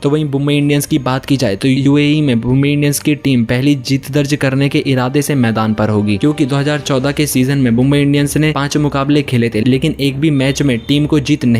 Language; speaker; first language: Hindi; native; Hindi